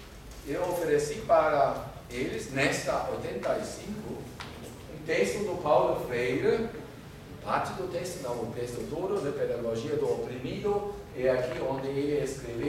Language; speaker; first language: Portuguese; non-native, fluent; German